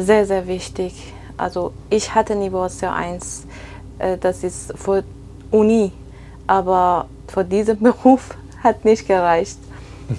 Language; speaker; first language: German; non-native, fluent; Persian